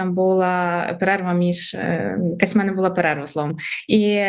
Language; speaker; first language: Ukrainian; native; Ukrainian